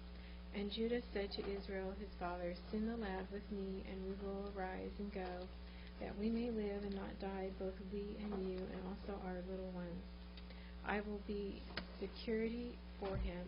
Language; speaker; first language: English; native; English